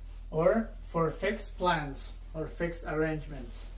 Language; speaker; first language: English; non-native, fluent; Persian